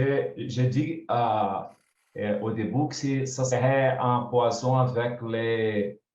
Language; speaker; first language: French; non-native, learner; Portuguese